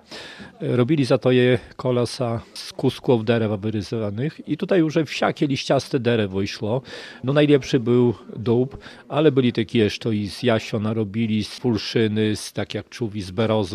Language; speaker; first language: Polish; non-native, local second language; Ukrainian